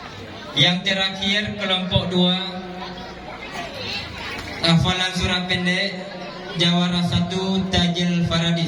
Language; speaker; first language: Indonesian; non-native, local second language; Achinese